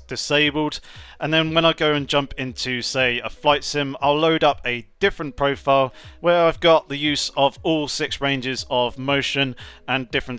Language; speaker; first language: English; native; English